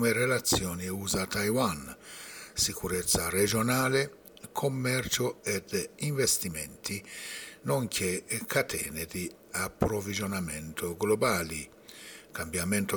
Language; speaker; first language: Italian; non-native, fluent; Persian